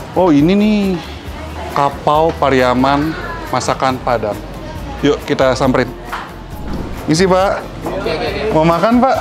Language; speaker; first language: Indonesian; native; Indonesian